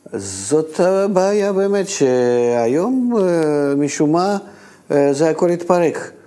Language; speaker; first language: Hebrew; native; Hebrew